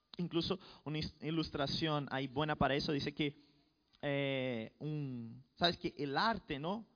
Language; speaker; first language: Spanish; non-native, fluent; Portuguese